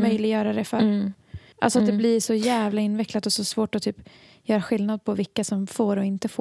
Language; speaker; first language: Swedish; native; Swedish